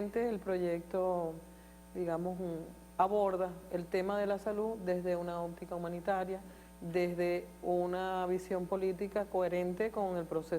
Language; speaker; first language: Spanish; native; Spanish